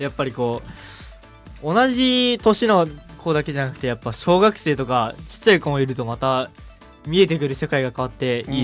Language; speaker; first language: Japanese; native; Japanese